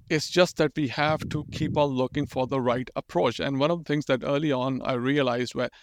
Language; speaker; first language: English; non-native, local second language; Urdu